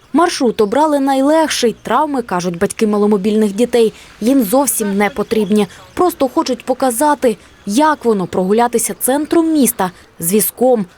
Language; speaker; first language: Ukrainian; native; Ukrainian